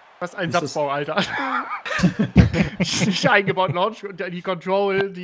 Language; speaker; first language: German; native; German